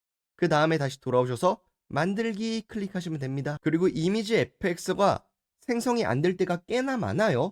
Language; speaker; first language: Korean; native; Korean